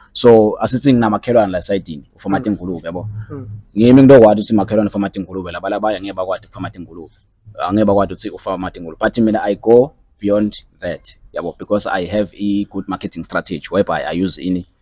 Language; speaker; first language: Zulu; non-native, local second language; Swati